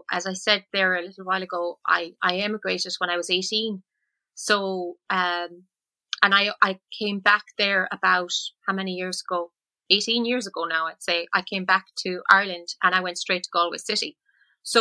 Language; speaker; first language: English; native; English